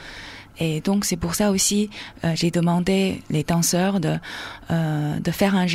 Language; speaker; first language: French; non-native, fluent; Chinese